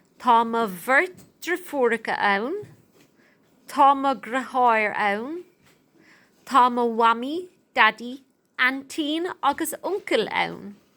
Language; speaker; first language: Irish; non-native, local second language; English